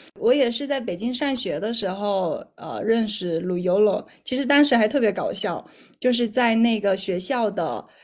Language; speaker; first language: Chinese; native; Chinese